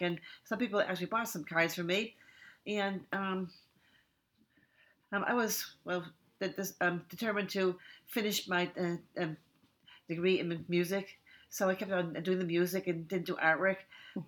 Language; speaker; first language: English; native; English